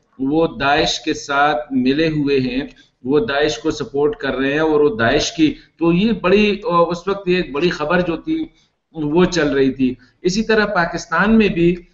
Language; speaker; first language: Urdu; non-native, local second language; Pashto